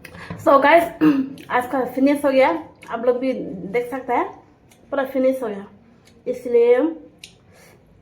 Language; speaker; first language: Hindi; non-native, local second language; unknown